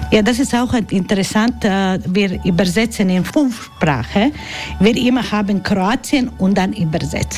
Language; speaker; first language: German; non-native, learner; Croatian